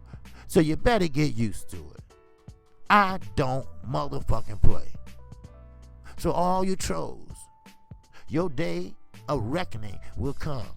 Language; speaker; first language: English; native; English